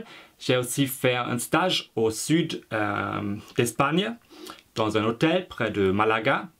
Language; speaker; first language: French; non-native, fluent; German